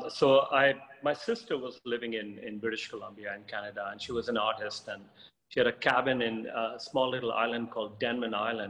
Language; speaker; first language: English; non-native, local second language; Bangla